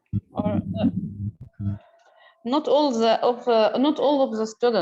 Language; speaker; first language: English; non-native, learner; Arabic